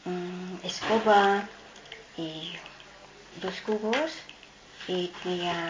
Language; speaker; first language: Spanish; non-native, learner; Filipino